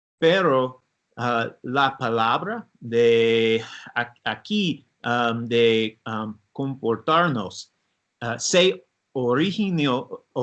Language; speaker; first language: Spanish; non-native, learner; English